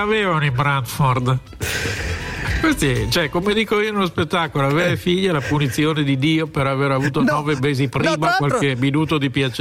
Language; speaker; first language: Italian; native; Italian